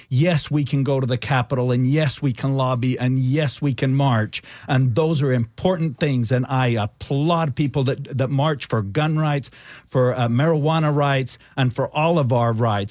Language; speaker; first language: English; early bilingual, other home language; Spanish